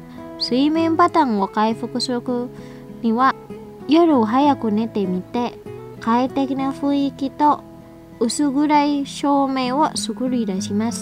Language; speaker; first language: Japanese; non-native, fluent; Indonesian